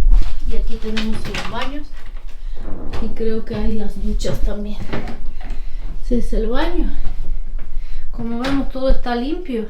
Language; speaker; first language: Spanish; non-native, fluent; Russian